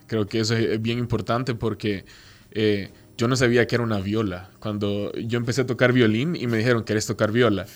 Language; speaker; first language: Spanish; native; Spanish